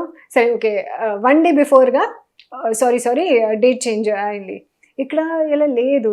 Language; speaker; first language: Telugu; non-native, learner; Hindi